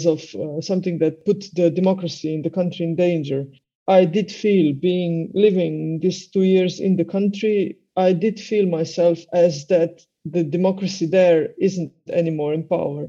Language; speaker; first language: English; non-native, fluent; Slovenian